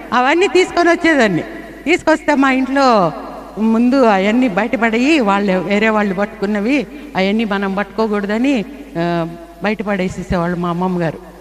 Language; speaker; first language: Telugu; non-native, fluent; Bangla